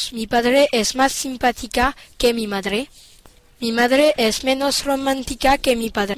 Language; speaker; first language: Spanish; non-native, learner; French